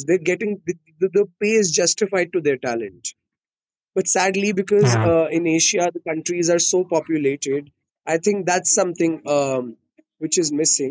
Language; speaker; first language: English; non-native, local second language; Hindi